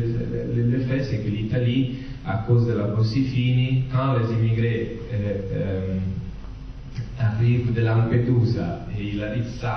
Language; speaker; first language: French; non-native, fluent; Italian